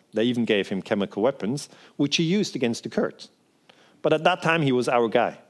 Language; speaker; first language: English; non-native, fluent; Swiss German